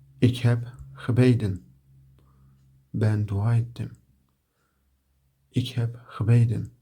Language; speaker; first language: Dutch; non-native, learner; Turkish